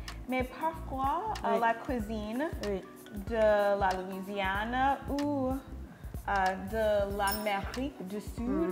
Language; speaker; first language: French; non-native, learner; English